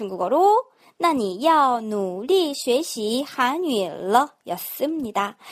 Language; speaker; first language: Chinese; non-native, fluent; Korean